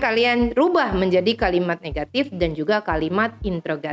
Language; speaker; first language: Indonesian; native; Indonesian